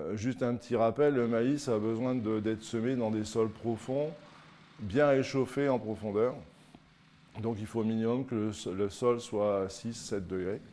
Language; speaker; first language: French; native; French